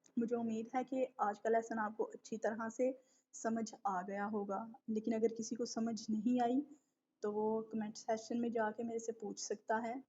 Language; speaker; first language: Urdu; native; Urdu